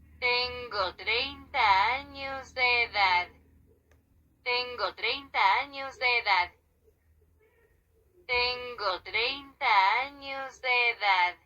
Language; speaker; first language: Spanish; non-native, learner; Haitian Creole